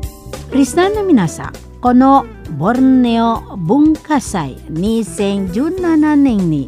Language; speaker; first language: Japanese; non-native, learner; Indonesian